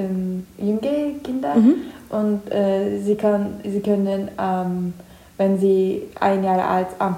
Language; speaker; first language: German; non-native, learner; Turkish